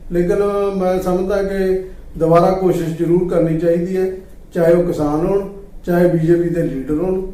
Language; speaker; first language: Hindi; non-native, local second language; Punjabi